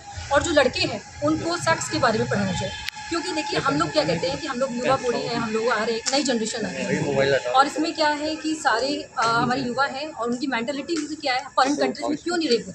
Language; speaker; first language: Hindi; native; Hindi